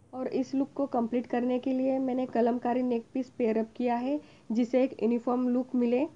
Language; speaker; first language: Hindi; non-native, local second language; Marathi